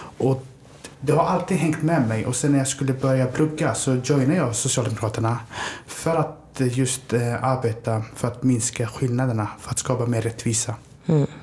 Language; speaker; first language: Swedish; early bilingual, other home language; Somali